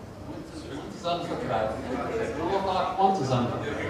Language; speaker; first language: Portuguese; early bilingual, heritage; Portuguese